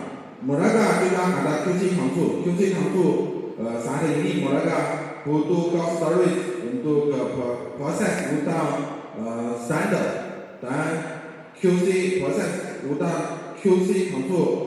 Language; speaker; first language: Indonesian; non-native, learner; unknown